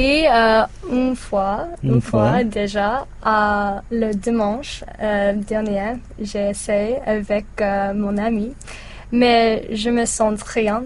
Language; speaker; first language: French; non-native, learner; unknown